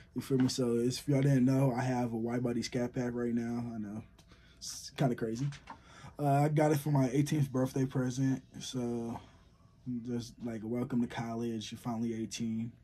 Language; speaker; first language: English; native; English